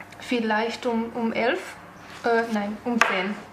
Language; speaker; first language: German; non-native, learner; Hungarian